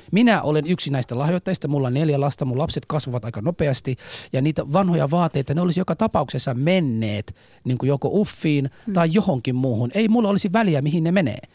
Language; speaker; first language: Finnish; early bilingual, other home language; Somali